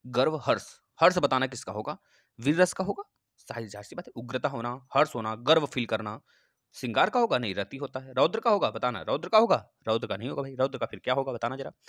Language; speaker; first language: Hindi; native; Hindi